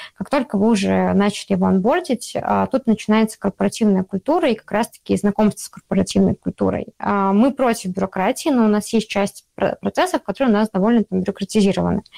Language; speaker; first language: Russian; native; Russian